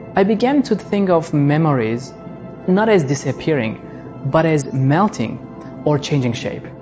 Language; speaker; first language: English; non-native, fluent; Turkish